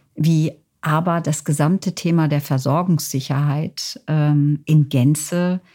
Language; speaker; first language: German; native; German